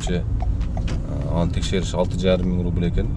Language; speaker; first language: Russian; non-native, local second language; Kyrgyz